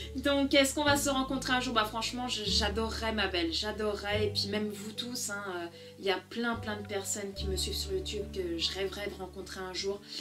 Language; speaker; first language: French; early bilingual, other home language; Portuguese